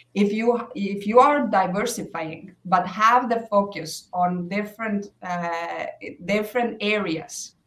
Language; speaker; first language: English; non-native, fluent; Estonian